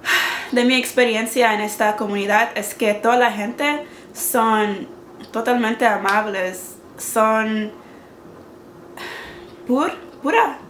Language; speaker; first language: Spanish; non-native, learner; English